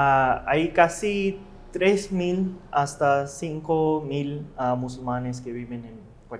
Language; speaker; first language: Spanish; non-native, learner; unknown